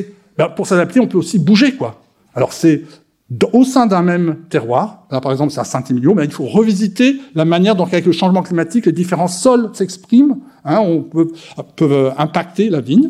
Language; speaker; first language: French; native; French